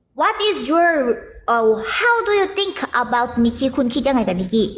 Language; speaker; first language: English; non-native, learner; Thai